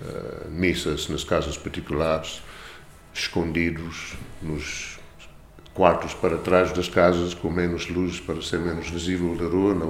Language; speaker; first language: Portuguese; non-native, fluent; English